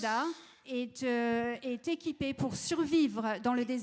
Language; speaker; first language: French; native; French